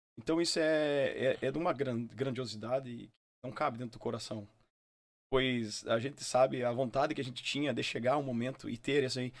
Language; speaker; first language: Portuguese; native; Portuguese